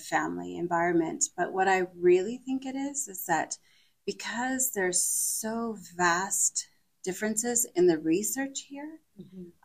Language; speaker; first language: English; native; English